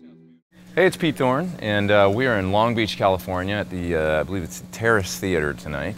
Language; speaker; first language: English; native; English